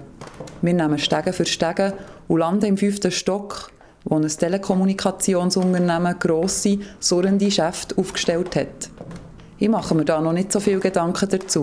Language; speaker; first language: German; native; German